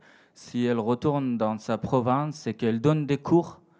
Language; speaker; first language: French; non-native, fluent; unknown